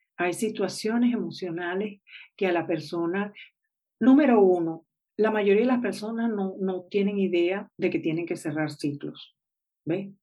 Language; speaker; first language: Spanish; native; Spanish